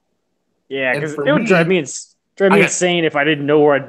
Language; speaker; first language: English; native; English